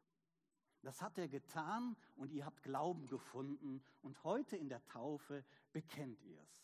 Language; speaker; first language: German; native; German